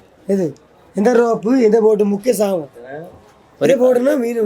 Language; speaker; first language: Malayalam; non-native, learner; Tamil